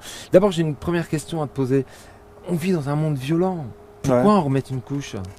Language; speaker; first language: French; native; French